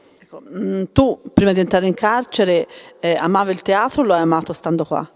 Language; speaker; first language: Italian; native; Italian